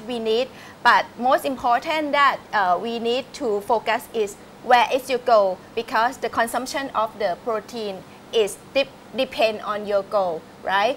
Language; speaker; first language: English; non-native, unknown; Thai